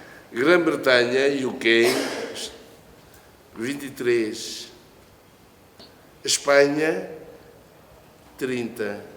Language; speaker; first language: Portuguese; non-native, local second language; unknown